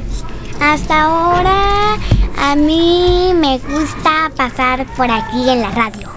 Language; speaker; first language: Spanish; early bilingual, other home language; French